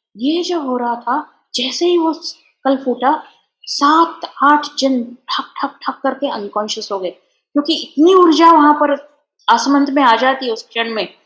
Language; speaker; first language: Hindi; non-native, local second language; Marathi